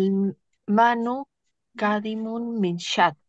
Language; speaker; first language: Arabic; non-native, learner; Spanish